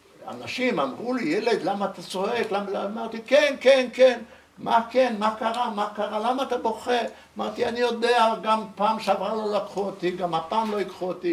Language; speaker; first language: Hebrew; early bilingual, other home language; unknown